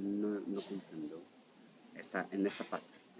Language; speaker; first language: Spanish; non-native, learner; Portuguese